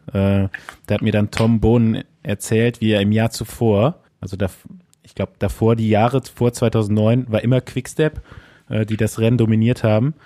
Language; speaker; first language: German; native; German